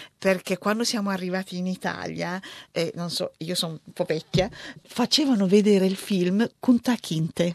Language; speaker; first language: Italian; early bilingual, other home language; Tigrinya